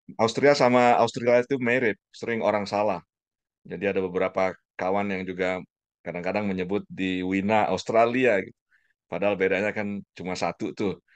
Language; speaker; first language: Indonesian; native; Indonesian